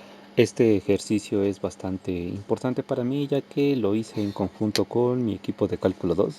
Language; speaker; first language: Spanish; native; Spanish